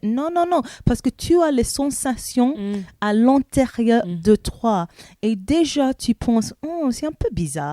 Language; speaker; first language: French; non-native, learner; English